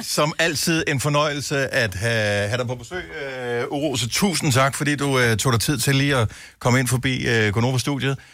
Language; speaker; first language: Danish; native; Danish